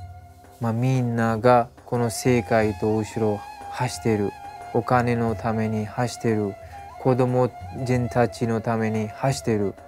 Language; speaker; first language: Japanese; non-native, learner; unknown